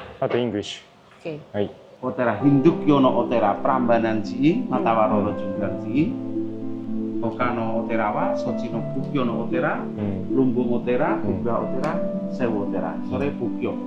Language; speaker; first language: Japanese; non-native, learner; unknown